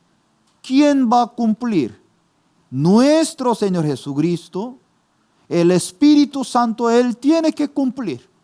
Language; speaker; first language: Spanish; non-native, fluent; Korean